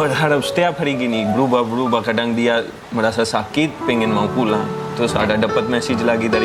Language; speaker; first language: Indonesian; non-native, fluent; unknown